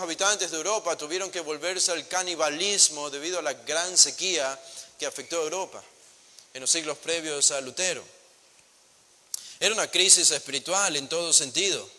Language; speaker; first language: Spanish; native; Spanish